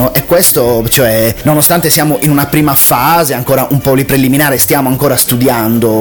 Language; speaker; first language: Italian; native; Italian